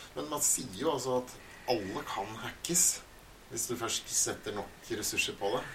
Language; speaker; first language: Norwegian; native; Norwegian